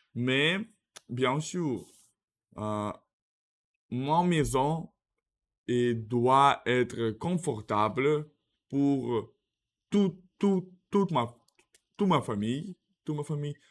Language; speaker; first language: French; non-native, learner; Russian